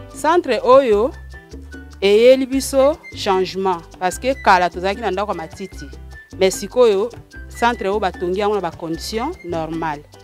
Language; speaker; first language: Lingala; non-native, local second language; Kituba (Democratic Republic of Congo)